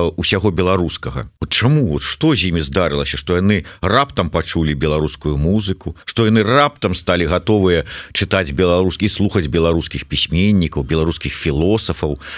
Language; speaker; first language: Belarusian; non-native, local second language; Russian